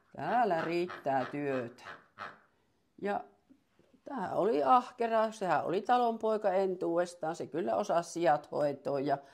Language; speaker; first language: Finnish; native; Finnish